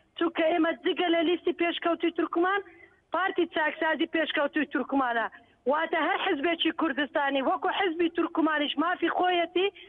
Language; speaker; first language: Central Kurdish; non-native, local second language; Turkish